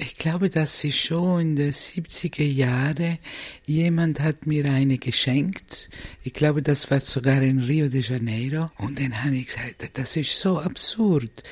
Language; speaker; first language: German; non-native, fluent; Italian